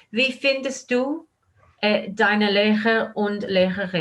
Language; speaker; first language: German; non-native, fluent; English